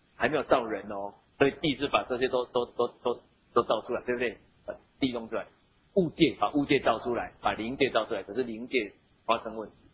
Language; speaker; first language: Chinese; native; Chinese